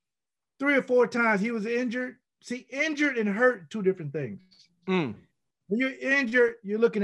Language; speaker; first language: English; native; English